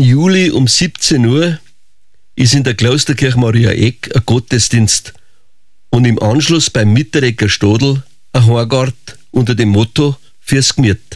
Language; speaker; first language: German; native; German